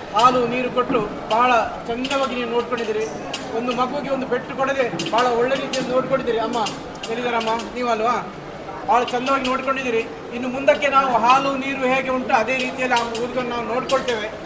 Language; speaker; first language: Kannada; non-native, local second language; Tulu